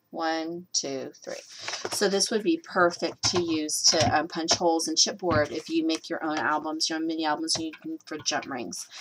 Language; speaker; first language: English; native; English